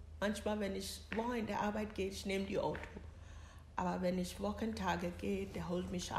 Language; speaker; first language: German; non-native, learner; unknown